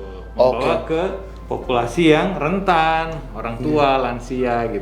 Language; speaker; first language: Indonesian; native; Indonesian